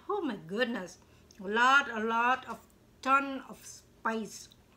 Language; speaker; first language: English; non-native, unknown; Vietnamese